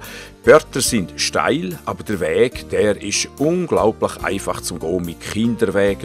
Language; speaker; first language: German; native; German